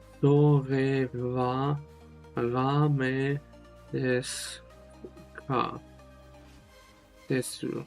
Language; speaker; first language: Japanese; non-native, learner; Swiss German